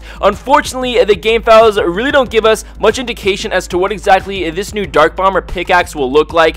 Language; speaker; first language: English; native; English